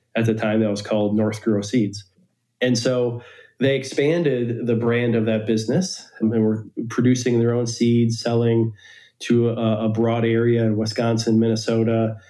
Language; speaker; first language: English; native; English